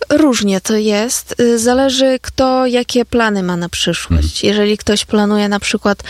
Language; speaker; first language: Polish; non-native, fluent; Ukrainian